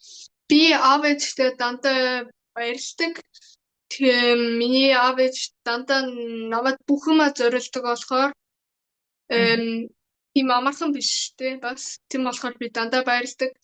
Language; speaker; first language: Mongolian; early bilingual, heritage; Mongolian